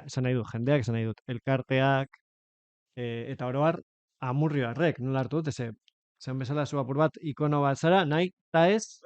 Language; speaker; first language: Basque; native; Basque